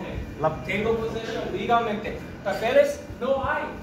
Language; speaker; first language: Spanish; non-native, learner; English